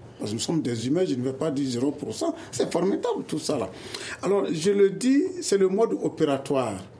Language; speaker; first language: French; non-native, local second language; Bambara